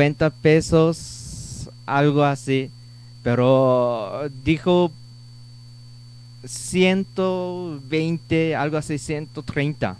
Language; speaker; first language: Spanish; non-native, learner; Japanese